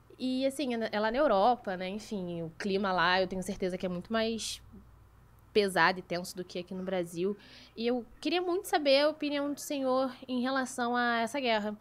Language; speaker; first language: Portuguese; native; Portuguese